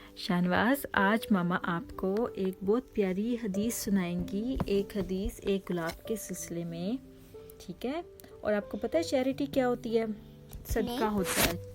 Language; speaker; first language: Urdu; native; Urdu